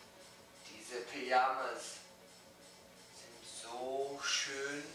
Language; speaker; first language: German; non-native, learner; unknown